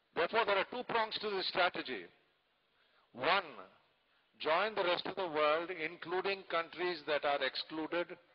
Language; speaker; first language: English; non-native, local second language; Tamil